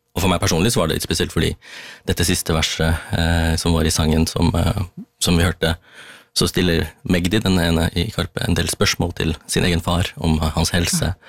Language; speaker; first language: Norwegian; early bilingual, other home language; Tamil